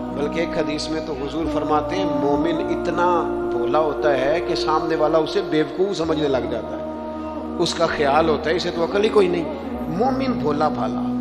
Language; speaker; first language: Urdu; non-native, local second language; Punjabi